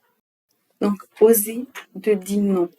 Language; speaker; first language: French; non-native, learner; Arabic